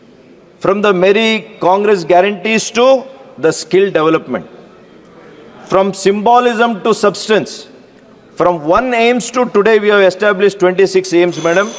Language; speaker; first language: English; non-native, local second language; Kannada